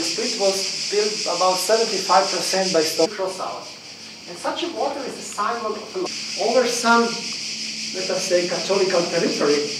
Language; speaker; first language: English; non-native, learner; Croatian